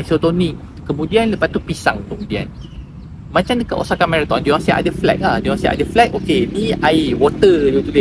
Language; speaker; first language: Malay; native; Malay